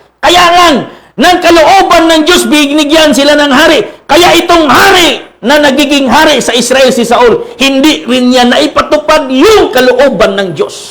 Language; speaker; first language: Filipino; non-native, local second language; Cebuano